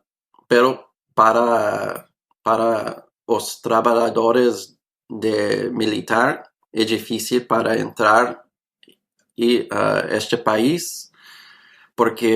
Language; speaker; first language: Portuguese; non-native, learner; English